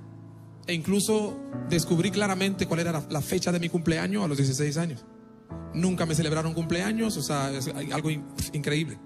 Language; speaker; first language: Spanish; non-native, fluent; Haitian Creole